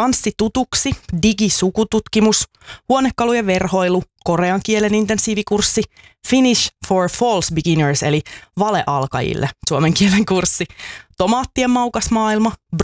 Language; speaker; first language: Finnish; native; Finnish